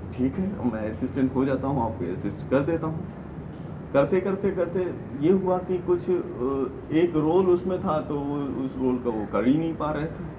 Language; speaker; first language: Hindi; non-native, local second language; Manipuri